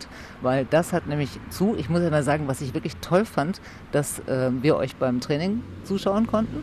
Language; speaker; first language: German; native; German